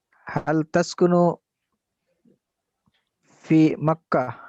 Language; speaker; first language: Arabic; non-native, learner; Urdu